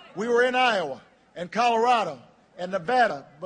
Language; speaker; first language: English; native; English